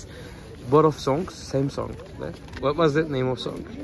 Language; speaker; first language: English; non-native, learner; Turkish